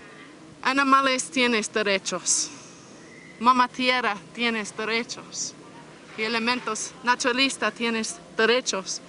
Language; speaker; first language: Spanish; non-native, learner; English